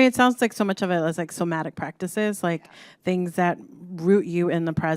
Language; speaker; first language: English; native; English